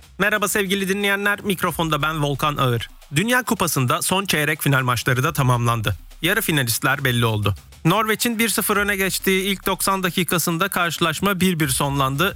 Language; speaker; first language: Turkish; early bilingual, heritage; Turkish